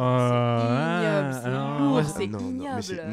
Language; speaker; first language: French; native; French